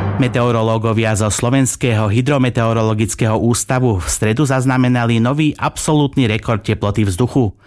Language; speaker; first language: Slovak; native; Slovak